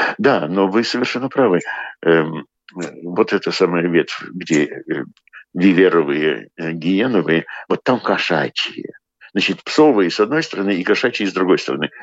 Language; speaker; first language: Russian; native; Russian